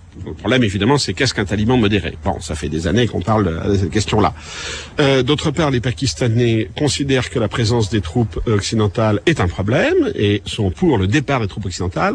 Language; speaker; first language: French; native; French